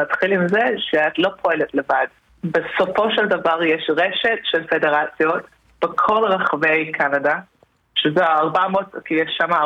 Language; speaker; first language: Hebrew; non-native, fluent; English